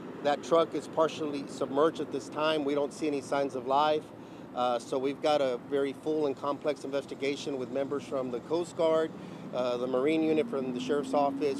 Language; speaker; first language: English; early bilingual, other home language; Spanish